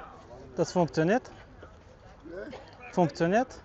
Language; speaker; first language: German; non-native, learner; Bulgarian